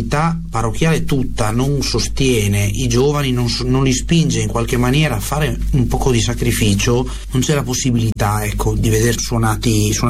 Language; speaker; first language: Italian; native; Italian